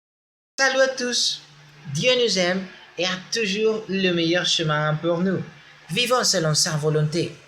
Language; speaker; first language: French; non-native, learner; Spanish